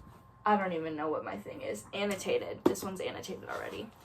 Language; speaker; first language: English; native; English